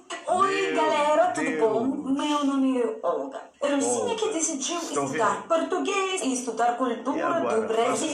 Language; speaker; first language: Portuguese; non-native, learner; Russian